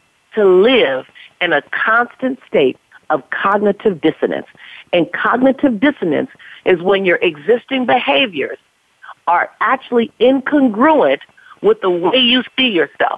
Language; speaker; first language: English; native; English